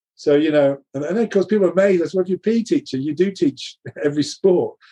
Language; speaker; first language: English; native; English